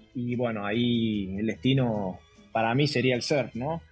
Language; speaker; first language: Spanish; native; Spanish